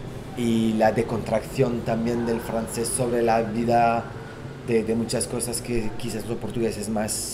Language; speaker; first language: Spanish; non-native, fluent; Portuguese